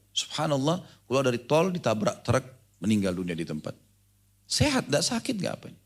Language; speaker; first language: Indonesian; native; Indonesian